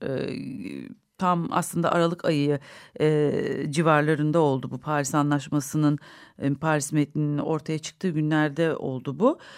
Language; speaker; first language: Turkish; native; Turkish